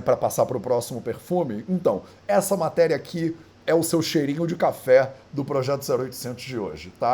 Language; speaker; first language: Portuguese; native; Portuguese